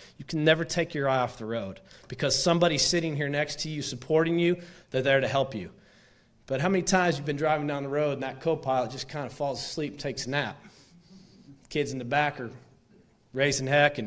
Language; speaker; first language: English; native; English